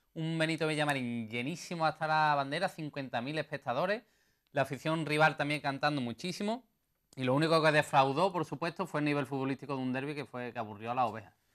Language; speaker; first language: Spanish; native; Spanish